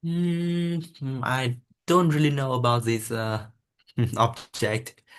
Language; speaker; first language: English; non-native, learner; Vietnamese